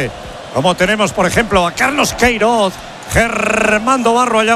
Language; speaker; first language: Spanish; native; Spanish